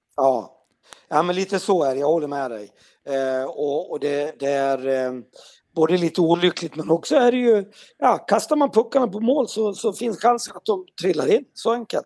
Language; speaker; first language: Swedish; native; Swedish